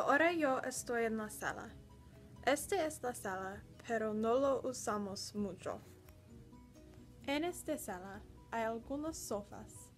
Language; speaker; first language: Spanish; non-native, learner; English